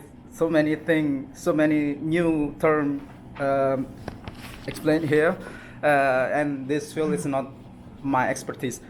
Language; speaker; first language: English; non-native, fluent; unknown